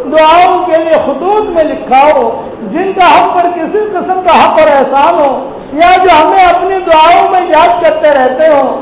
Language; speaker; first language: Urdu; non-native, local second language; Gujarati